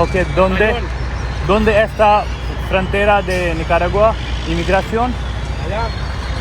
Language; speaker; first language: Spanish; non-native, learner; Hindi